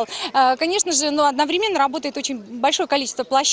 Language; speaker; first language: Russian; native; Russian